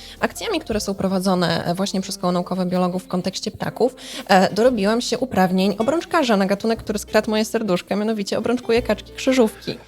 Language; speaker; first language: Polish; native; Polish